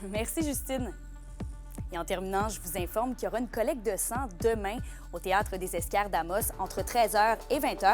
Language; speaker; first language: French; native; French